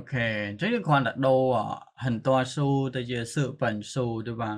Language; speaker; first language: Chinese; non-native, fluent; Khmer